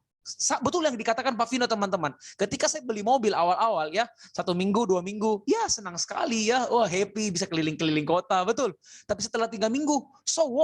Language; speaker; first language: Indonesian; native; Indonesian